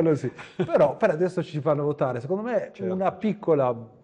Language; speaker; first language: Italian; non-native, fluent; Arabic